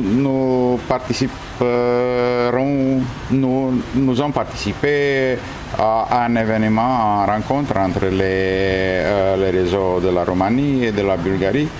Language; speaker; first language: French; non-native, fluent; Romanian